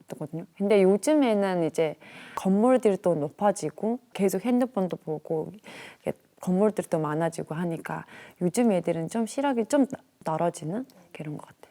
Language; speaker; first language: Korean; non-native, fluent; Mongolian